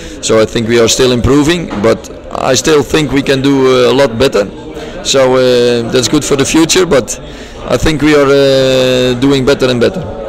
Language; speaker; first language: English; non-native, fluent; Dutch